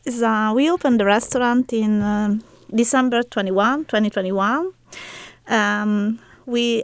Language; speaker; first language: English; non-native, learner; Italian